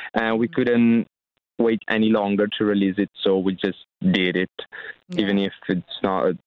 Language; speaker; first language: English; non-native, fluent; Italian